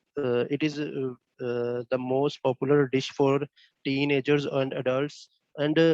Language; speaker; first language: English; non-native, learner; Bangla